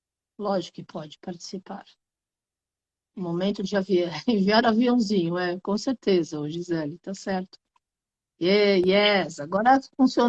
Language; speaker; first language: Portuguese; native; Portuguese